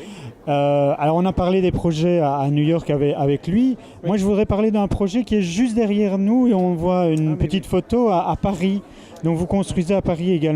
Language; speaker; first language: French; native; French